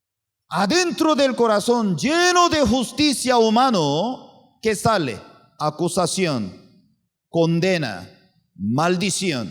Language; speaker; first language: Spanish; non-native, fluent; Korean